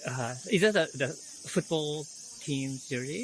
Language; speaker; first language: English; non-native, fluent; Japanese